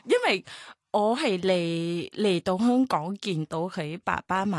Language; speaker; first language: Cantonese; non-native, fluent; Thai